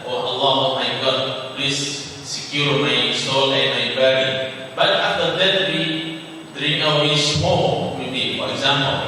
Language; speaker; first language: English; non-native, fluent; Indonesian